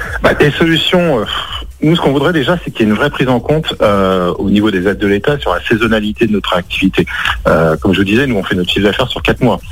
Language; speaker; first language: French; native; French